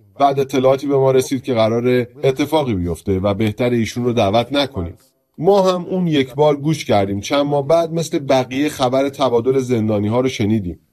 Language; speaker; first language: Persian; early bilingual, heritage; Persian